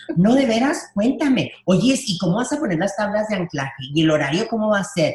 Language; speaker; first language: Spanish; early bilingual, heritage; Spanish